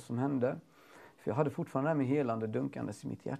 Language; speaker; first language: Swedish; native; Swedish